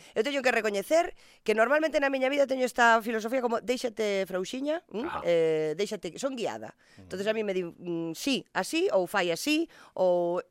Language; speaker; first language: Galician; non-native, local second language; Spanish